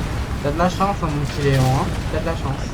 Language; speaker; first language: French; native; French